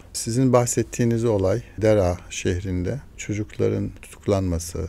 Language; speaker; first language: Turkish; early bilingual, heritage; Arabic